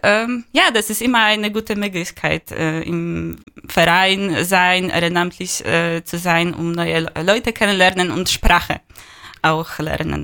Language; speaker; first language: German; non-native, learner; Polish